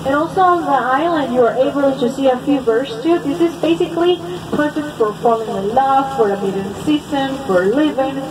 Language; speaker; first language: English; non-native, fluent; Spanish